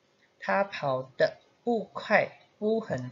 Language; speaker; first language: Chinese; non-native, fluent; Indonesian